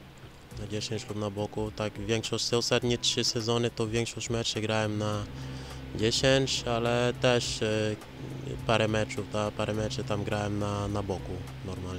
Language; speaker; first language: Polish; non-native, fluent; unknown